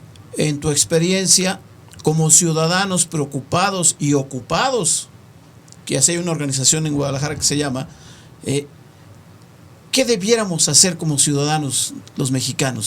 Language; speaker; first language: Spanish; native; Spanish